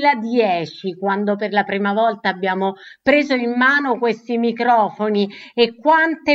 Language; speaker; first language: Italian; native; Italian